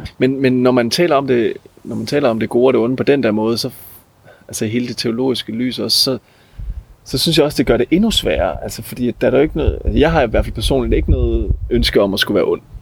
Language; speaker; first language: Danish; native; Danish